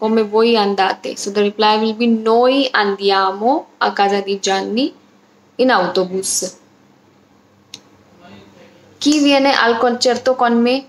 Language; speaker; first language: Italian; non-native, learner; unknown